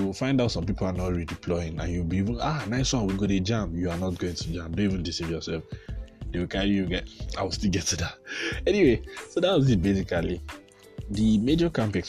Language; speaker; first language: English; non-native, local second language; Yoruba